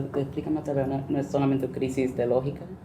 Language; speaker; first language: Spanish; early bilingual, heritage; Spanish